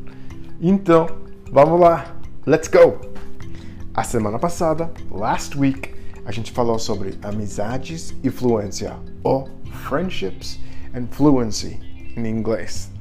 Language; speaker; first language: Portuguese; non-native, fluent; English